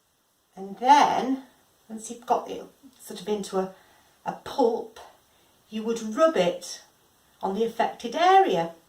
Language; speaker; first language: English; native; English